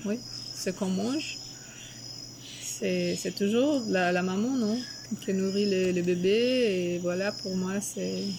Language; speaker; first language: French; non-native, fluent; Portuguese